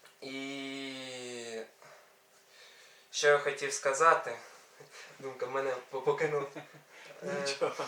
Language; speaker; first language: Ukrainian; non-native, local second language; Russian